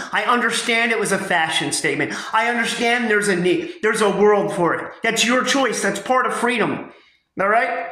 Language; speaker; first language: English; native; English